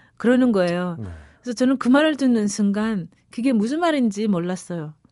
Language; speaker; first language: Korean; early bilingual, other home language; Spanish